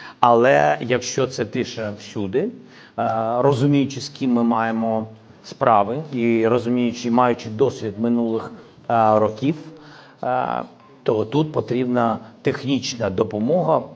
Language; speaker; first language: Ukrainian; non-native, local second language; Russian